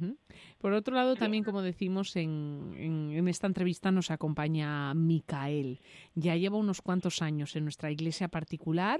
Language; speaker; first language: Spanish; native; Spanish